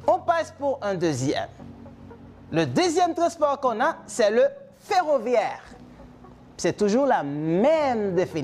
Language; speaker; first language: French; non-native, fluent; Spanish